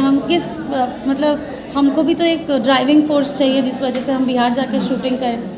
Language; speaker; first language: Hindi; native; Hindi